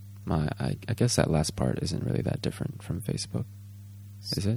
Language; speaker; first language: English; native; English